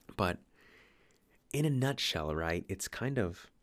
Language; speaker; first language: English; native; English